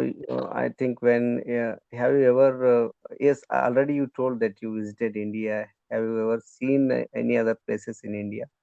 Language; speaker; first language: English; non-native, learner; Kannada